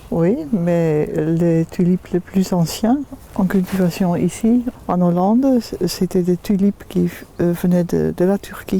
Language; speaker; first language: French; non-native, fluent; Dutch